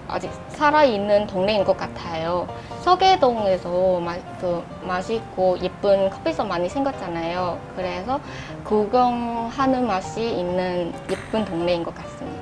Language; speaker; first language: Korean; non-native, fluent; Vietnamese